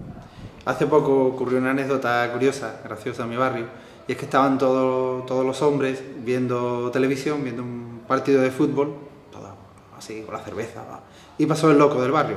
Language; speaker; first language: Spanish; native; Spanish